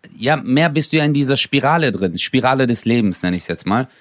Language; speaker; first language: German; native; German